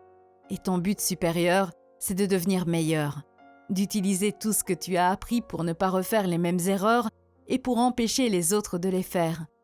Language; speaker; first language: French; native; French